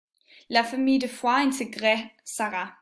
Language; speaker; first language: French; non-native, learner; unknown